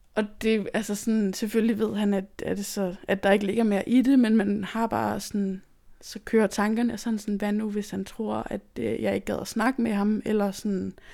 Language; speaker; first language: Danish; native; Danish